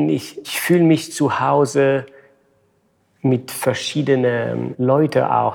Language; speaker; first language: German; non-native, fluent; French